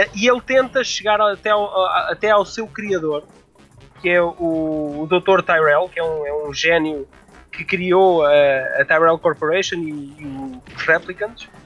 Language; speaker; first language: Portuguese; native; Portuguese